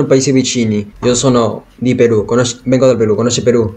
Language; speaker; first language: Italian; non-native, learner; Spanish